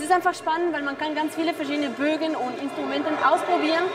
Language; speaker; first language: German; non-native, fluent; Spanish